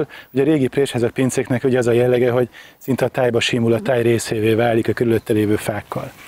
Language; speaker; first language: Hungarian; native; Hungarian